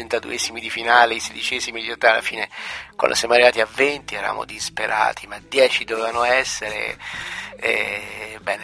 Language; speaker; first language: Italian; native; Italian